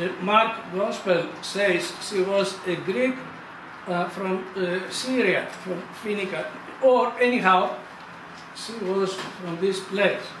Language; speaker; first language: English; non-native, fluent; Greek